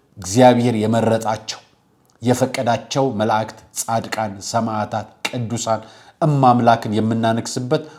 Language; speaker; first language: Amharic; native; Amharic